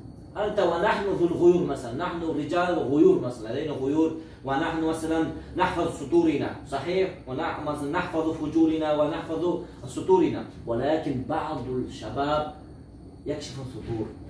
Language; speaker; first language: Arabic; non-native, learner; Uzbek